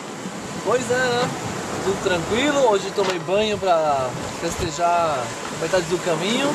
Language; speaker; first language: Portuguese; non-native, fluent; French